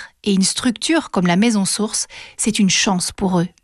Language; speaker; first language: French; native; French